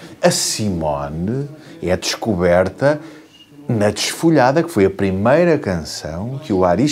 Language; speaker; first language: Portuguese; native; Portuguese